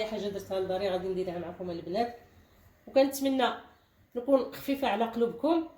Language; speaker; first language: Arabic; native; Arabic